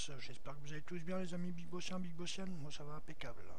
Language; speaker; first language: French; native; French